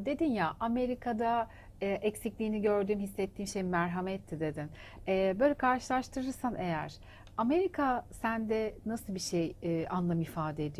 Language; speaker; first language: Turkish; native; Turkish